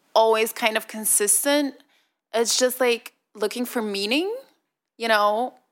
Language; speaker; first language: English; non-native, fluent; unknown